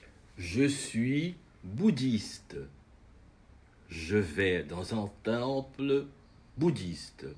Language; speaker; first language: French; non-native, fluent; Portuguese